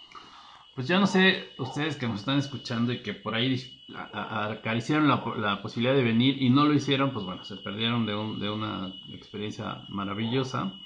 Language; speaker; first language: Spanish; native; Spanish